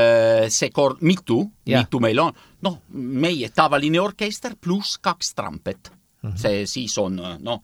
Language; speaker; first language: Estonian; non-native, learner; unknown